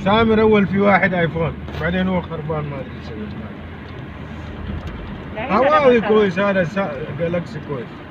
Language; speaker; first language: Arabic; non-native, learner; Indonesian